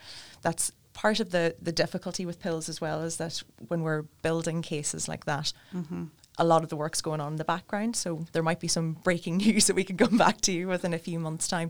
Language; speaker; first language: English; native; English